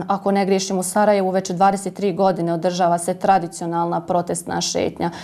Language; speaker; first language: Bosnian; native; Bosnian